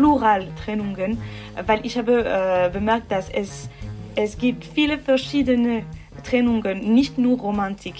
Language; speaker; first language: German; non-native, learner; French